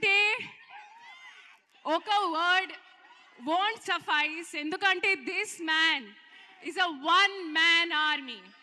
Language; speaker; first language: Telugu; non-native, learner; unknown